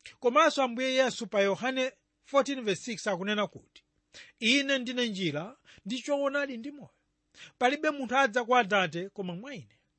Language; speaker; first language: Nyanja; native; Nyanja